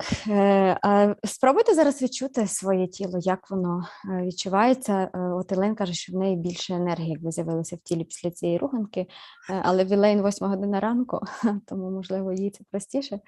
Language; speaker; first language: Ukrainian; native; Ukrainian